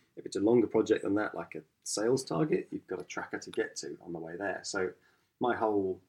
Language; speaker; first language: English; native; English